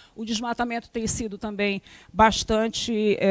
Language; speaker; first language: Portuguese; native; Portuguese